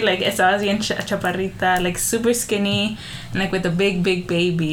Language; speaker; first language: English; early bilingual, other home language; Spanish